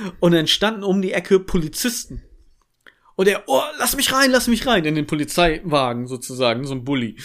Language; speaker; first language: German; native; German